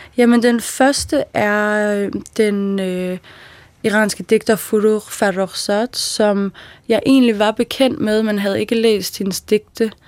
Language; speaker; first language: Danish; early bilingual, other home language; Persian